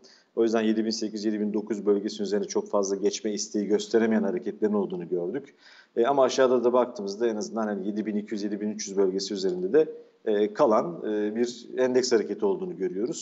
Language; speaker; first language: Turkish; native; Turkish